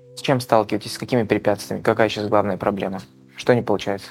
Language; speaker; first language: Russian; native; Russian